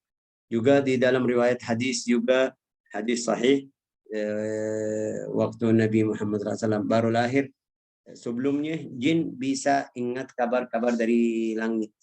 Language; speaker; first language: Indonesian; non-native, fluent; Arabic